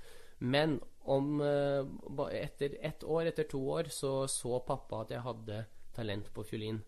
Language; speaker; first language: Norwegian; early bilingual, other home language; Russian